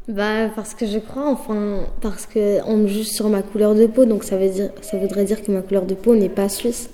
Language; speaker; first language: French; early bilingual, other home language; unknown